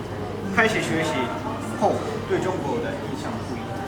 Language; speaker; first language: Chinese; non-native, learner; Japanese